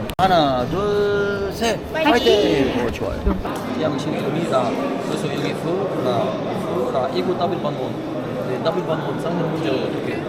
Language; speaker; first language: Korean; non-native, learner; Arabic